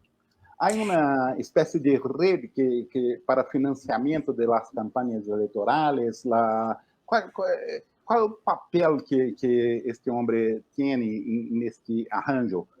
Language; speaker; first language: Spanish; non-native, fluent; Portuguese